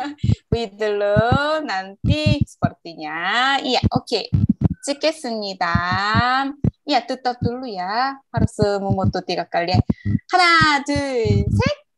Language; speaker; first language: Indonesian; non-native, learner; Korean